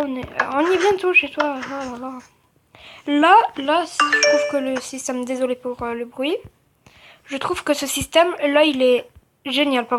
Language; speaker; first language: French; native; French